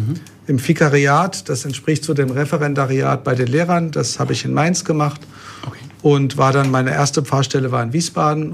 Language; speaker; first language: German; native; German